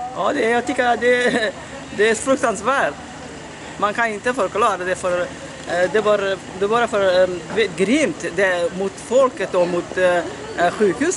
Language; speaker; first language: Swedish; non-native, local second language; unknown